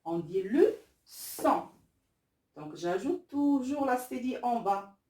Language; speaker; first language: French; non-native, local second language; Arabic